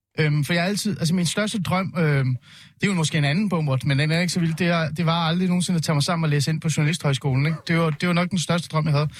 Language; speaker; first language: Danish; early bilingual, other home language; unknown